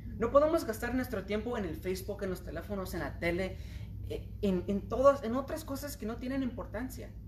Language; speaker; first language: Spanish; early bilingual, heritage; Spanish